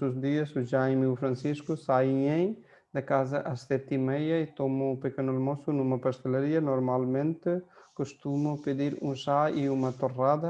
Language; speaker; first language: Portuguese; non-native, fluent; Hindi